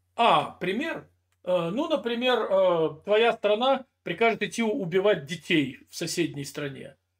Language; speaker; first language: Russian; native; Russian